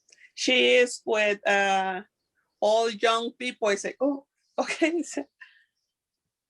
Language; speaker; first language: English; non-native, learner; Spanish